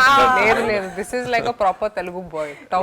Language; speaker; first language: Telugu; non-native, fluent; Hindi